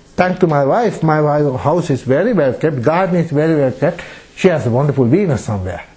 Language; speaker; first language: English; non-native, local second language; Sinhala